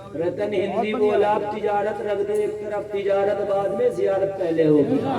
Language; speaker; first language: Urdu; native; Urdu